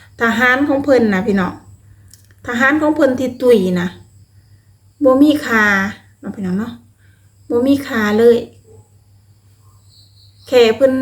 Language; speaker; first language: Thai; non-native, local second language; Lao